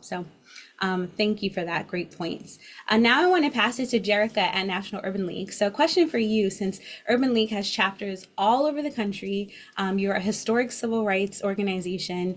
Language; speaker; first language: English; native; English